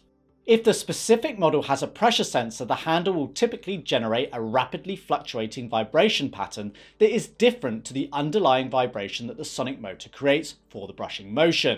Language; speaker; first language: English; native; English